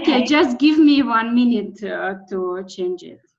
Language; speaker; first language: English; non-native, fluent; Russian